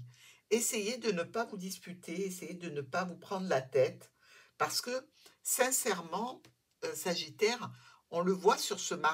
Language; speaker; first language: French; native; French